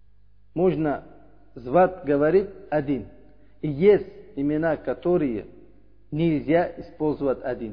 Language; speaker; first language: Russian; non-native, learner; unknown